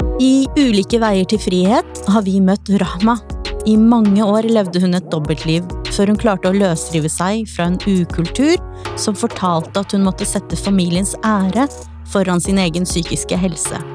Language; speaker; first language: Norwegian; native; Norwegian